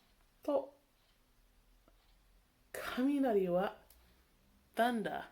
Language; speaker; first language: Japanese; non-native, learner; English